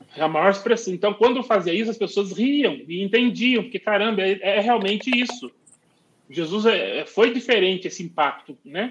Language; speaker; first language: Portuguese; native; Portuguese